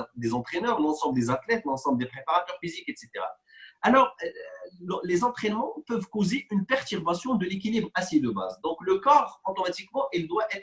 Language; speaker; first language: French; non-native, local second language; Arabic